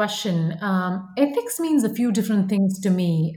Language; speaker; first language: English; non-native, local second language; Malayalam